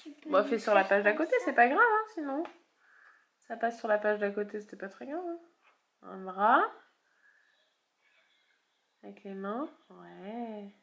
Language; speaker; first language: French; native; French